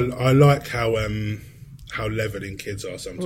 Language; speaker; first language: English; native; English